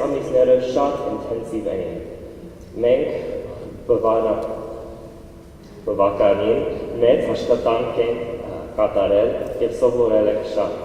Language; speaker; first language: Armenian; non-native, learner; English